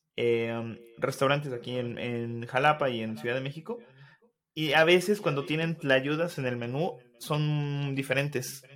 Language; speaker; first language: Spanish; native; Spanish